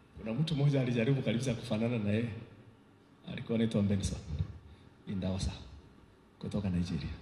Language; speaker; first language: Swahili; native; Swahili